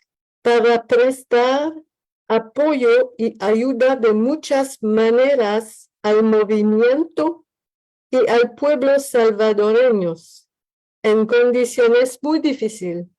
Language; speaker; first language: Spanish; non-native, learner; French